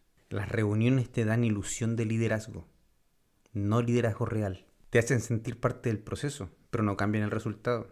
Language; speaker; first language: Spanish; native; Spanish